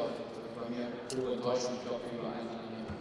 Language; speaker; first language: German; native; German